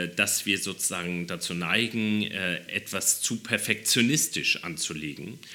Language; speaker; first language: German; native; German